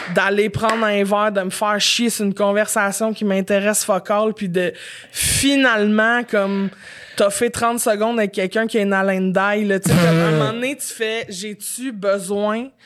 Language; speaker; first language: French; native; French